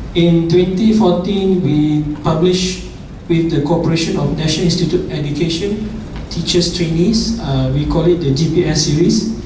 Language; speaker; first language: English; non-native, local second language; Malay